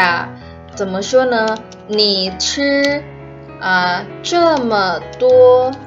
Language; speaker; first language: Chinese; non-native, fluent; Indonesian